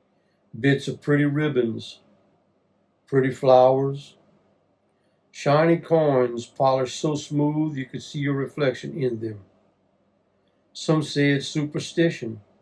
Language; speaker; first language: English; native; English